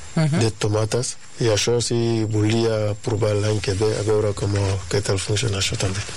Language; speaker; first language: Catalan; non-native, fluent; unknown